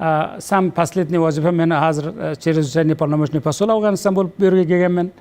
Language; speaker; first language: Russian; non-native, learner; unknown